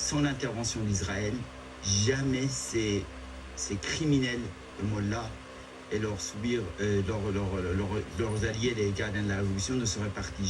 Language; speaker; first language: French; early bilingual, other home language; Persian